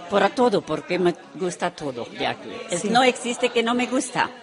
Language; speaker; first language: Spanish; non-native, learner; Romanian